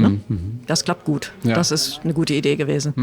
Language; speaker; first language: German; native; German